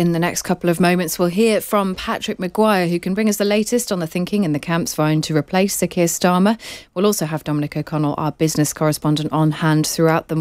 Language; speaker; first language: English; native; English